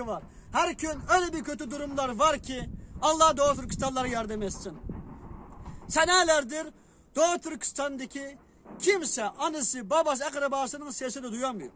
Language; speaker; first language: Turkish; non-native, learner; Uyghur